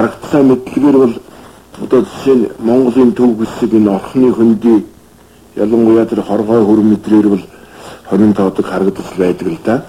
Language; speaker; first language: Mongolian; native; Mongolian